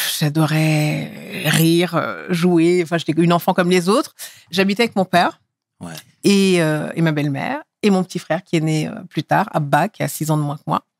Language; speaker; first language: French; early bilingual, other home language; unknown